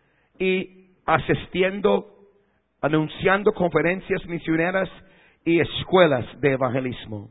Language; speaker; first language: Spanish; non-native, fluent; English